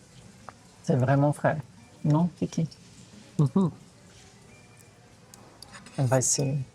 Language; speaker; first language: French; non-native, fluent; Portuguese